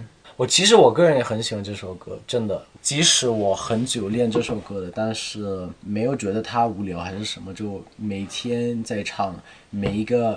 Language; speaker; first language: Chinese; non-native, fluent; Thai